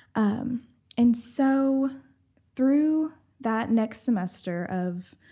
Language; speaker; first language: English; native; English